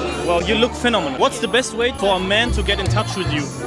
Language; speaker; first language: English; non-native, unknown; German